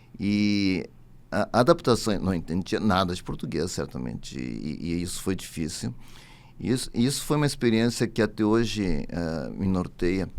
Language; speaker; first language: Portuguese; early bilingual, other home language; Japanese